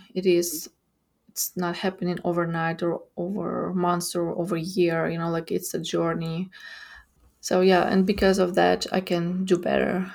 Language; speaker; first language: English; non-native, fluent; Ukrainian